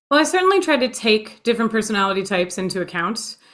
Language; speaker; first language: English; native; English